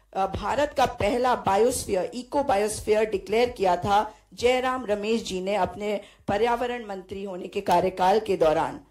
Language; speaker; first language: Hindi; native; Hindi